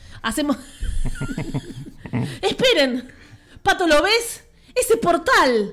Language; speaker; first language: Spanish; native; Spanish